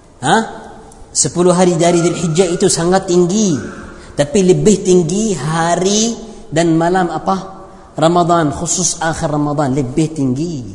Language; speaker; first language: Malay; non-native, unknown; Arabic